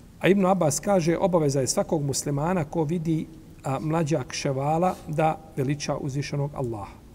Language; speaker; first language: Bosnian; native; Bosnian